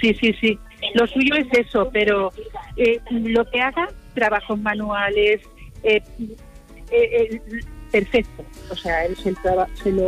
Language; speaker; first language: Spanish; native; Spanish